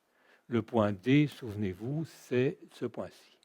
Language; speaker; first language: French; native; French